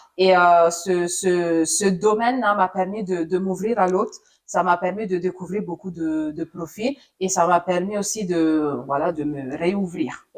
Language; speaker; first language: French; non-native, fluent; Italian